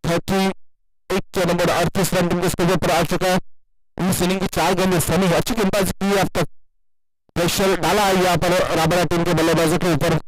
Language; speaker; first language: Hindi; non-native, local second language; Marathi